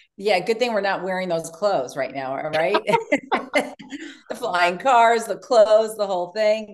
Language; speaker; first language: English; native; English